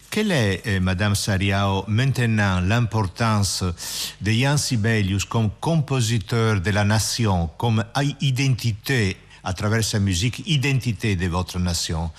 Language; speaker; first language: French; non-native, fluent; Italian